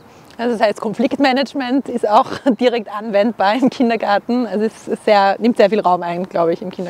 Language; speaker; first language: German; native; German